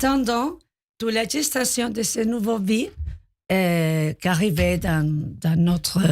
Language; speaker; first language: French; non-native, learner; Spanish